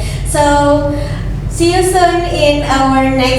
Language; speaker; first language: English; non-native, learner; Indonesian